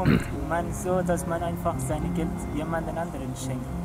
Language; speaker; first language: German; non-native, learner; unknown